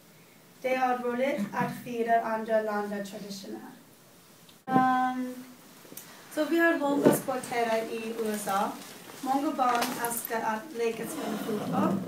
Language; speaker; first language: Swedish; non-native, learner; English